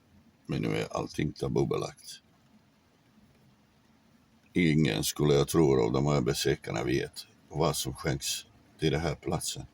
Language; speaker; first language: Swedish; non-native, fluent; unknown